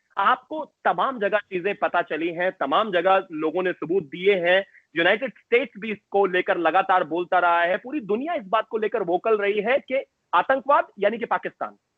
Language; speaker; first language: Hindi; native; Hindi